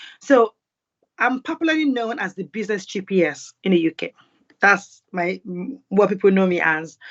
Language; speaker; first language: English; non-native, local second language; Yoruba